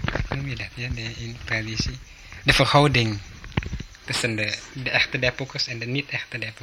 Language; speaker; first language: Dutch; early bilingual, heritage; Dutch